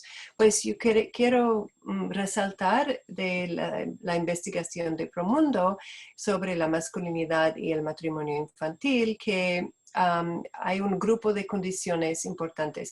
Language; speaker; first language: Spanish; non-native, fluent; Portuguese